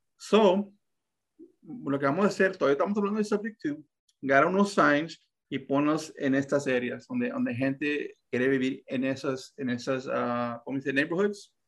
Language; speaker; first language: Spanish; early bilingual, heritage; Spanish